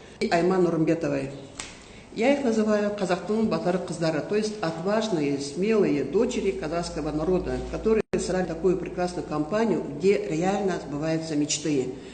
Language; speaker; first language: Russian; non-native, local second language; Kazakh